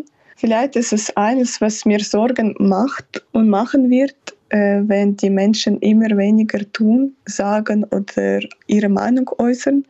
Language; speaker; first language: German; non-native, fluent; Ukrainian